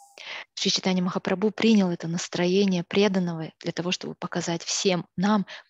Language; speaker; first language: Russian; native; Russian